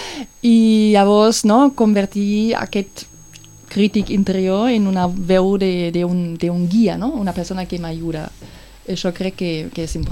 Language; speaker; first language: Catalan; non-native, fluent; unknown